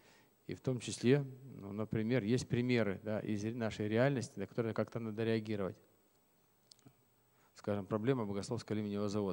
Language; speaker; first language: Russian; native; Russian